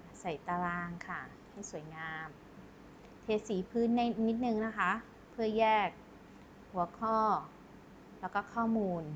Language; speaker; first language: Thai; native; Thai